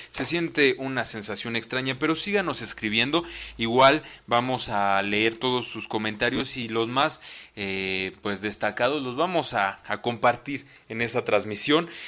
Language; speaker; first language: Spanish; native; Spanish